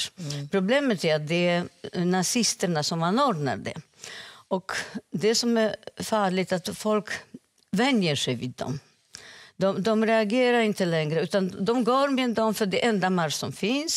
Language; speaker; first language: Swedish; non-native, fluent; Polish